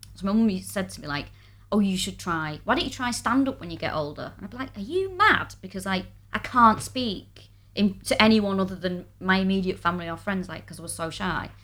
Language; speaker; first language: English; native; English